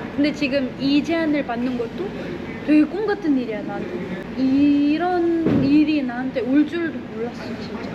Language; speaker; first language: Korean; non-native, fluent; Indonesian